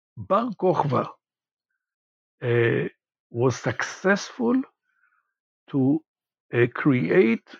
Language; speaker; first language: English; non-native, fluent; Hebrew